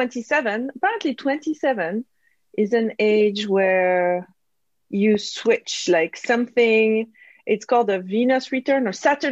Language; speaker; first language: English; non-native, fluent; French